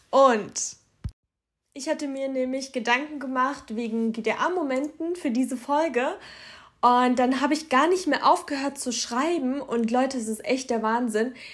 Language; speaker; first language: German; early bilingual, other home language; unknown